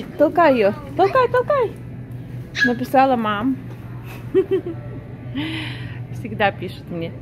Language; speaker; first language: Russian; native; Russian